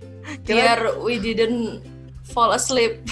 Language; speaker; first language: English; non-native, learner; Indonesian